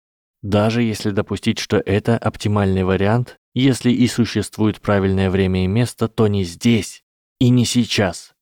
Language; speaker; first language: Russian; native; Russian